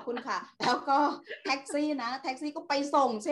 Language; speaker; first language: Thai; native; Thai